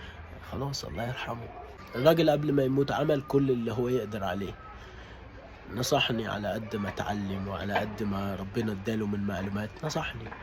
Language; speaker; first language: Arabic; native; Arabic